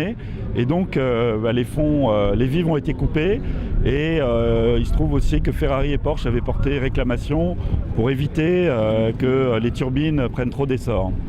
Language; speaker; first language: French; native; French